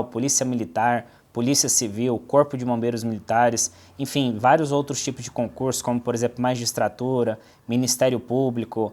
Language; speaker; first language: Portuguese; native; Portuguese